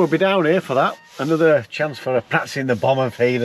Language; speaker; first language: English; native; English